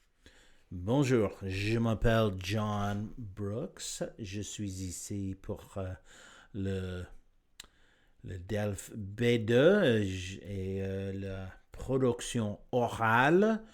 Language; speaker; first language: French; non-native, learner; English